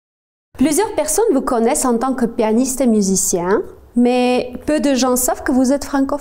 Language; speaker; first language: French; non-native, fluent; Armenian